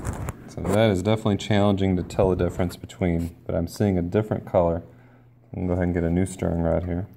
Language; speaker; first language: English; native; English